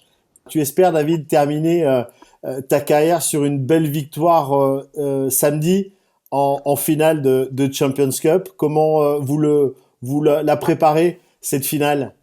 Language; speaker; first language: French; native; French